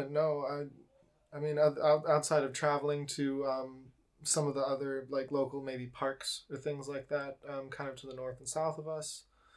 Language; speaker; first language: English; native; English